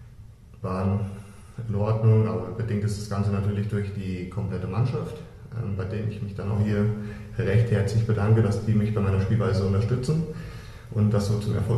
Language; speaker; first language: German; native; German